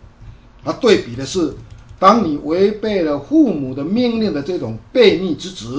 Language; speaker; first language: Chinese; native; Chinese